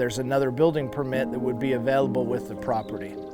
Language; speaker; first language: English; native; English